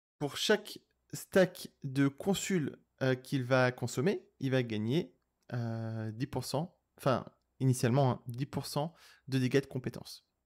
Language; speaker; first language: French; native; French